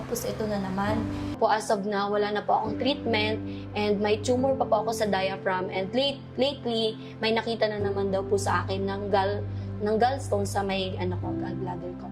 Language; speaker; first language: Filipino; non-native, local second language; Bikol